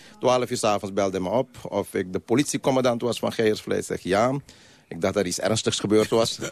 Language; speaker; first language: Dutch; non-native, local second language; Caribbean Hindustani